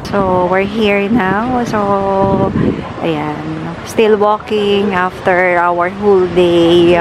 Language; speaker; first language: English; non-native, local second language; Filipino